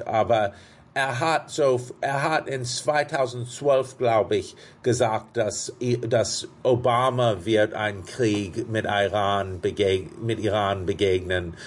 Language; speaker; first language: German; non-native, fluent; English